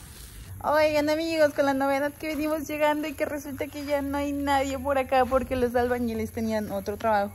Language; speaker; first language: Spanish; native; Spanish